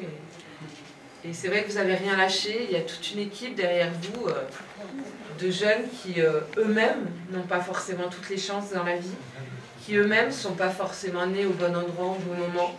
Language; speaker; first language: French; native; French